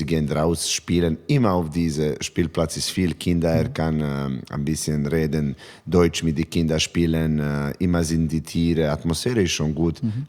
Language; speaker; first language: German; non-native, learner; Serbian